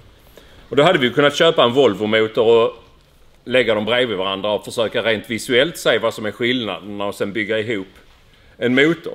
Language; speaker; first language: Swedish; native; Swedish